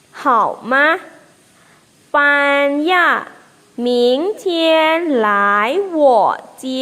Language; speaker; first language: Chinese; non-native, fluent; Thai